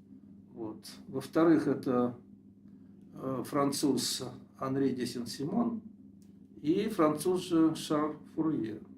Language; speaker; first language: Russian; native; Russian